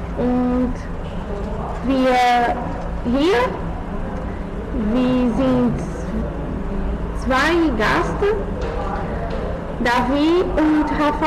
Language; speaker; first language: German; non-native, learner; Portuguese